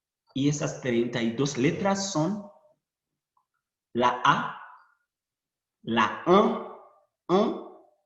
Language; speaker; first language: Spanish; non-native, fluent; Haitian Creole